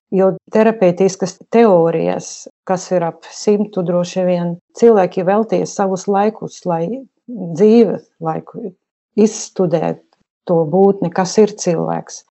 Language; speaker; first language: Latvian; non-native, local second language; Russian